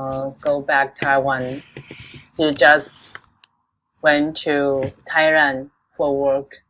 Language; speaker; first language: English; non-native, local second language; Chinese